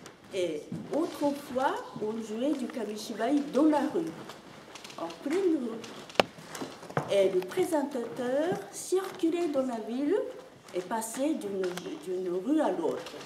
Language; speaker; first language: French; non-native, fluent; Japanese